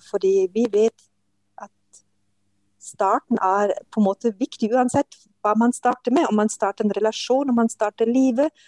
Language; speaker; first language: Norwegian; non-native, fluent; German